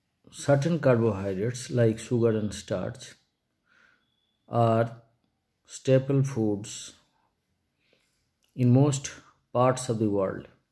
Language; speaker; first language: English; non-native, local second language; Bangla